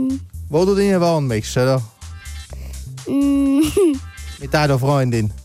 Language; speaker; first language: German; native; German